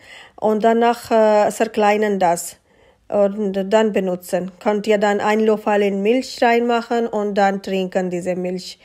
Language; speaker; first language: German; non-native, learner; Urdu